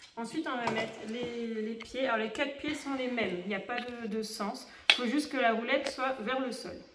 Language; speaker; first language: French; native; French